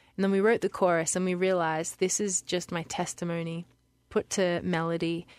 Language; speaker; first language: English; native; English